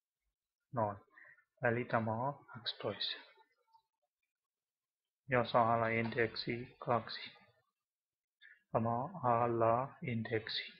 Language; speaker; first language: Finnish; non-native, learner; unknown